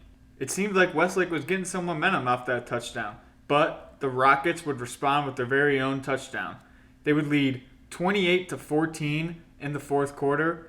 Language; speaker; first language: English; native; English